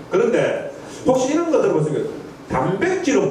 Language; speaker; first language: Korean; native; Korean